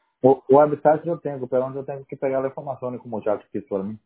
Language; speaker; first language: Spanish; non-native, learner; Portuguese